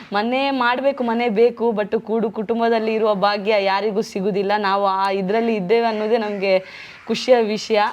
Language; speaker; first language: Kannada; non-native, local second language; Tulu